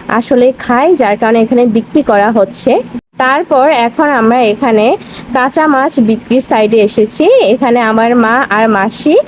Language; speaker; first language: Bangla; non-native, local second language; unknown